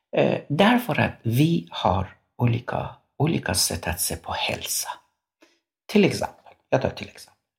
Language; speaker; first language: Swedish; non-native, fluent; Persian